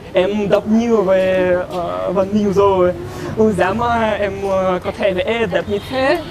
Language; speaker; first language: Vietnamese; non-native, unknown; Russian